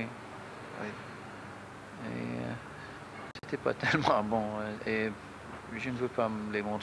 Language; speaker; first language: French; non-native, fluent; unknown